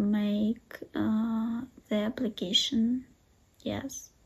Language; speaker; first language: English; non-native, learner; Russian